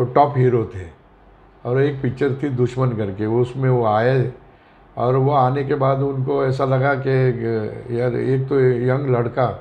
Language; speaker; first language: Hindi; non-native, local second language; Marathi